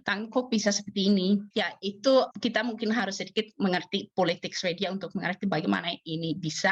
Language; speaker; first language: Indonesian; non-native, fluent; Swedish